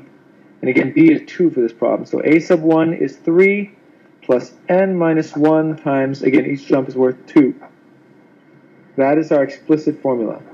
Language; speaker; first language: English; native; English